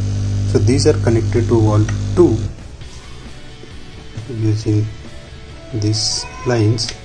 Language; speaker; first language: English; non-native, local second language; Hindi